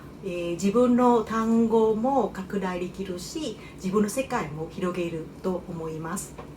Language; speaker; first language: Japanese; non-native, fluent; Vietnamese